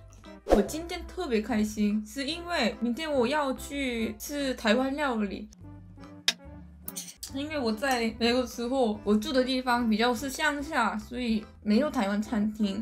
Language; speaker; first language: Chinese; non-native, fluent; Korean